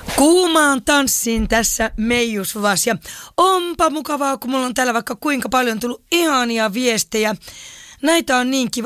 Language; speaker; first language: Finnish; native; Finnish